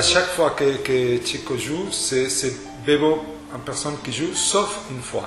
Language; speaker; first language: French; non-native, fluent; Spanish